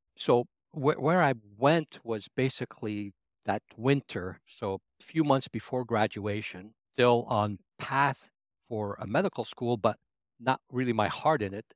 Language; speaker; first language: English; early bilingual, other home language; Arabic